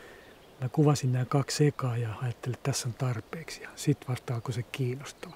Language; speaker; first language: Finnish; native; Finnish